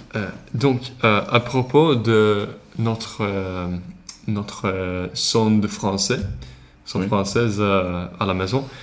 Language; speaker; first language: French; non-native, learner; Swedish